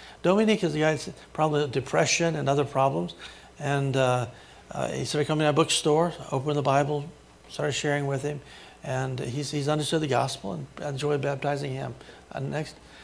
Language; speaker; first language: English; native; English